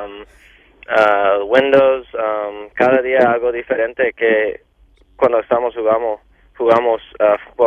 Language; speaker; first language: Spanish; non-native, local second language; English